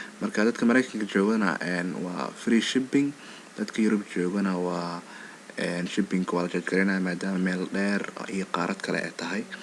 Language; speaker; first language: Somali; early bilingual, heritage; Somali